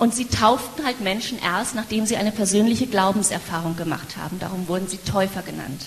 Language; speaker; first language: German; native; German